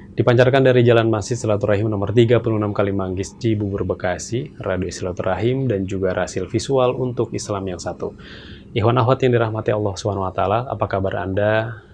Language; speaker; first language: Indonesian; native; Indonesian